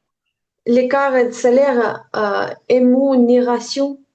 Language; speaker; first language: French; non-native, learner; Ukrainian